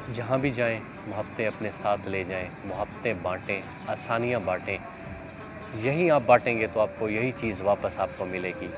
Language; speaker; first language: Urdu; non-native, local second language; Saraiki